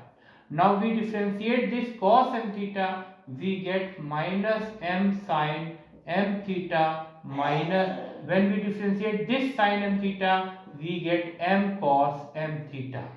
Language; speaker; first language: English; non-native, local second language; Hindi